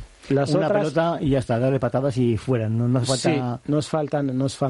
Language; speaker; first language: Spanish; native; Spanish